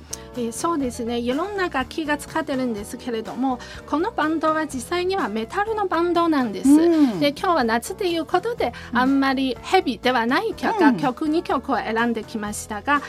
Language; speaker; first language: Japanese; non-native, fluent; Chinese